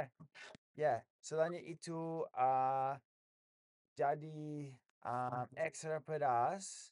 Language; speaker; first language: Indonesian; non-native, learner; English